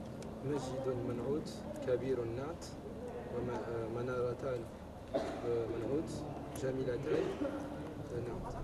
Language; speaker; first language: Arabic; non-native, learner; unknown